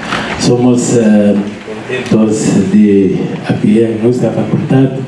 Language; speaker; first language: Spanish; non-native, learner; Arabic